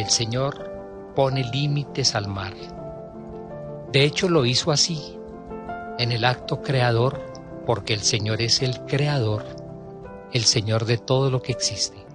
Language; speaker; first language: Spanish; native; Spanish